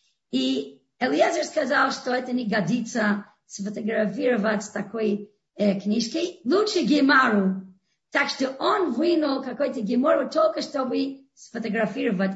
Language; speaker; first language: Russian; non-native, fluent; English